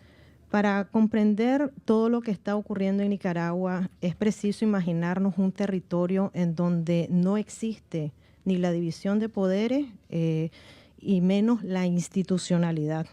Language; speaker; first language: Spanish; native; Spanish